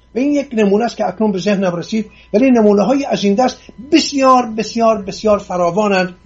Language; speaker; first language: Persian; non-native, local second language; Assyrian Neo-Aramaic